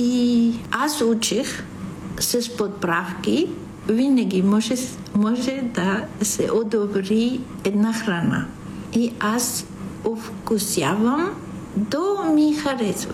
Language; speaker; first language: Bulgarian; non-native, fluent; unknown